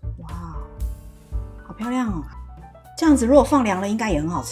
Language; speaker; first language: Chinese; native; Chinese